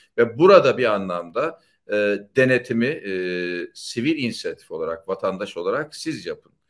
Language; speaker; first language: Turkish; native; Turkish